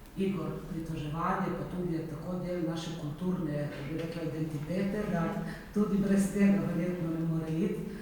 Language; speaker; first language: Slovenian; native; Slovenian